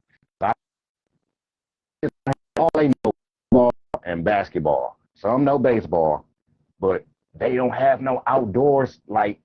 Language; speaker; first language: English; native; English